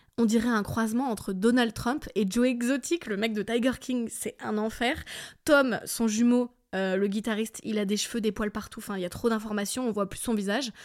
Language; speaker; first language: French; early bilingual, other home language; English